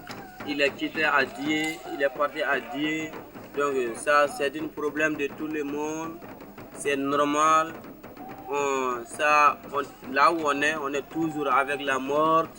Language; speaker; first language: French; non-native, learner; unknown